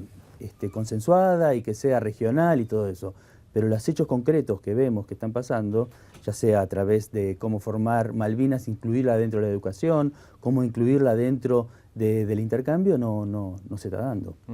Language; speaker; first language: Spanish; native; Spanish